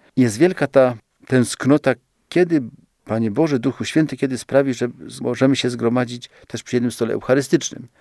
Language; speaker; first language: Polish; native; Polish